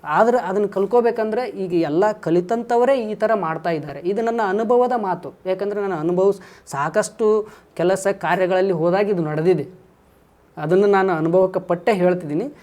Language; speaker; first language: Kannada; native; Kannada